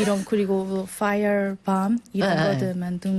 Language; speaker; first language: Korean; non-native, learner; Burmese